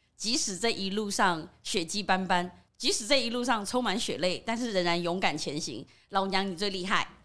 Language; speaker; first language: Chinese; early bilingual, other home language; Burmese